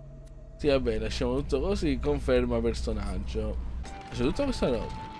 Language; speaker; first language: Italian; native; Italian